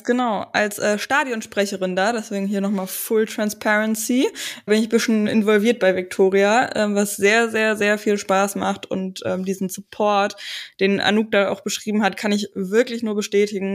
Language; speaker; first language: German; native; German